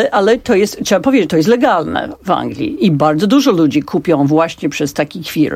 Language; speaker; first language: Polish; non-native, fluent; English